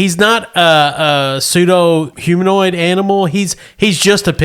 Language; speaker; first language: English; native; English